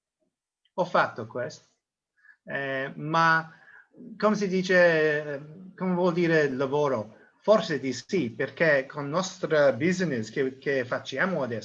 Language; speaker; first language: Italian; non-native, learner; English